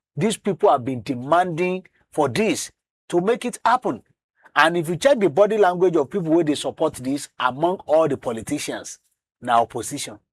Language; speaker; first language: Nigerian Pidgin; native; Nigerian Pidgin